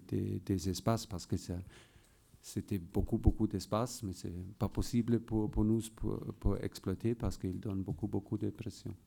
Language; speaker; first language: French; non-native, fluent; German